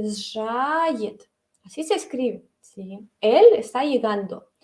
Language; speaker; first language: Spanish; non-native, fluent; Russian